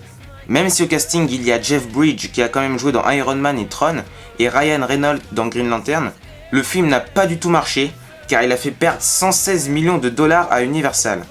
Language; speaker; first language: French; native; French